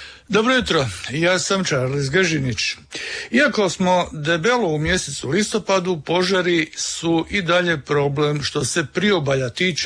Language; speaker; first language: Serbian; native; Serbian